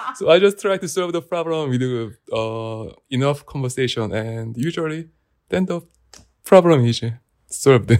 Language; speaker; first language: English; non-native, learner; Korean